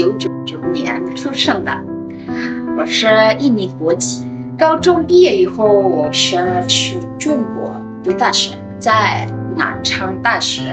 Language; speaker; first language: Chinese; non-native, fluent; Indonesian